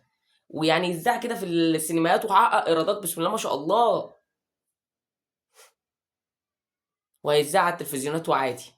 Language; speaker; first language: Arabic; native; Arabic